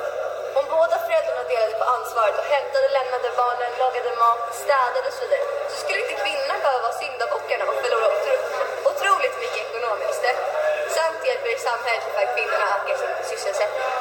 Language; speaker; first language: Swedish; native; Swedish